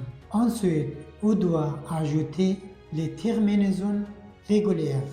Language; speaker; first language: French; non-native, fluent; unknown